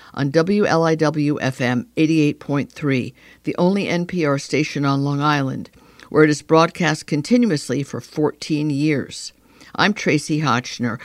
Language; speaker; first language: English; native; English